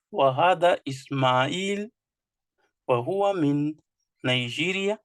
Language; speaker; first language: Arabic; non-native, fluent; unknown